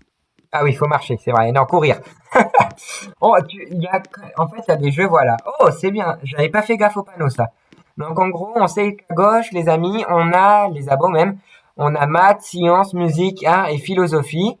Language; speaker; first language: French; native; French